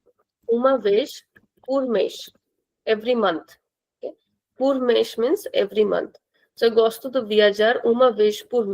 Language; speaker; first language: Portuguese; non-native, fluent; Hindi